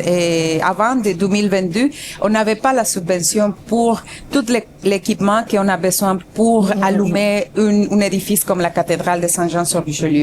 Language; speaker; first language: French; non-native, fluent; Spanish